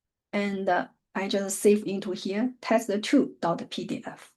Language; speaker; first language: English; non-native, fluent; Chinese